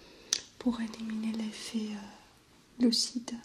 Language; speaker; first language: French; non-native, fluent; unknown